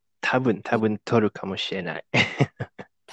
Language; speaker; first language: Japanese; non-native, fluent; Indonesian